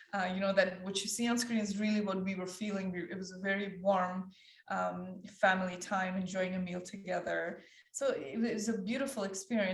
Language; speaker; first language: English; early bilingual, other home language; Persian